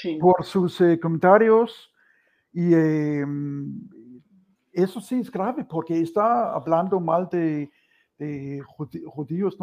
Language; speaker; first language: Spanish; non-native, fluent; Danish